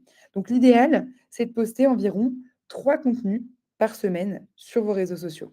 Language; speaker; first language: French; native; French